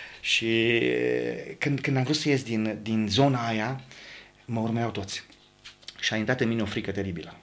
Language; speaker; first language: Romanian; native; Romanian